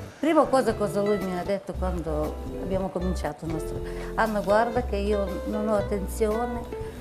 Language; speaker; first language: Italian; non-native, learner; Ukrainian